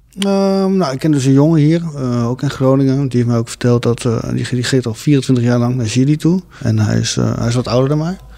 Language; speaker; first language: Dutch; early bilingual, other home language; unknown